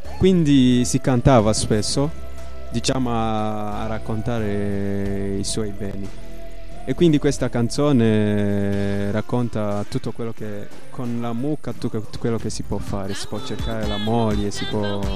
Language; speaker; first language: Italian; non-native, fluent; Rundi